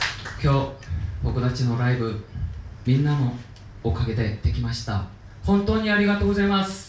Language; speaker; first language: Japanese; non-native, learner; Korean